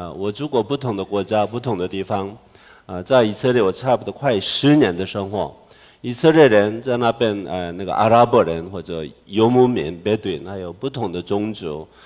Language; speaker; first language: Chinese; non-native, fluent; Korean